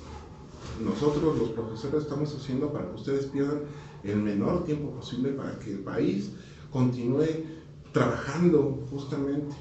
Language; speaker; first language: Spanish; native; Spanish